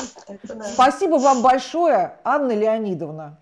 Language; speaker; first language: Russian; native; Russian